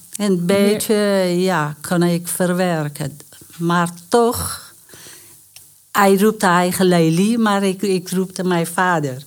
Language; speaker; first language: Dutch; non-native, learner; Persian